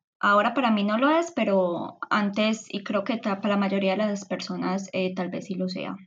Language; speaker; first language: Spanish; native; Spanish